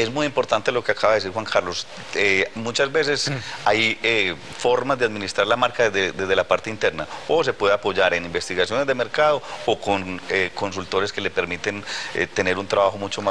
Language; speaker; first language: Spanish; native; Spanish